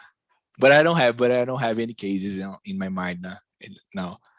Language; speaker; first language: English; non-native, learner; Portuguese